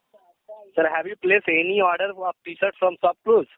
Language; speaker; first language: English; non-native, local second language; Hindi